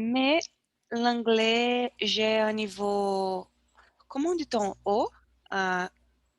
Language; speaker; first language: French; non-native, learner; Portuguese